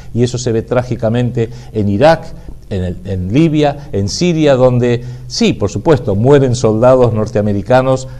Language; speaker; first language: Spanish; native; Spanish